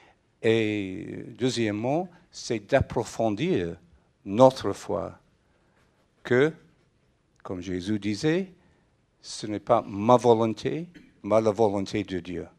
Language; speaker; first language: French; non-native, fluent; English